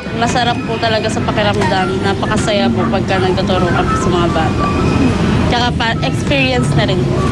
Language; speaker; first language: Filipino; native; Filipino